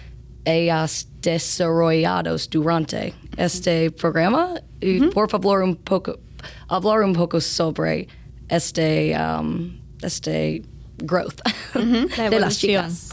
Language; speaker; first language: Spanish; non-native, learner; English